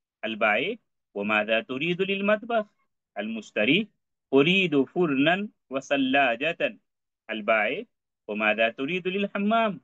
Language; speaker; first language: Arabic; non-native, fluent; Urdu